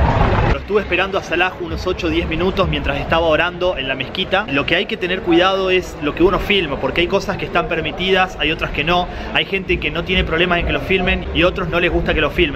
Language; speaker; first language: Spanish; native; Spanish